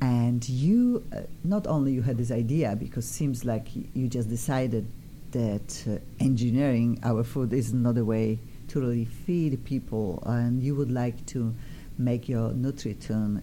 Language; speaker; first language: English; non-native, fluent; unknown